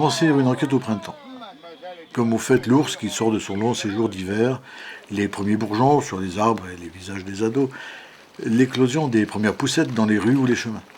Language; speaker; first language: French; native; French